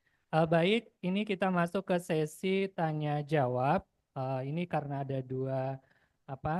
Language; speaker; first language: Indonesian; native; Indonesian